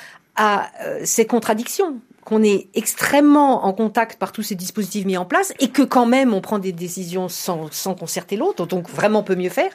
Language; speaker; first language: French; native; French